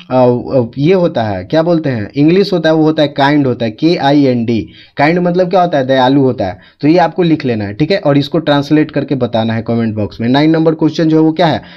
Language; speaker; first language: Hindi; native; Hindi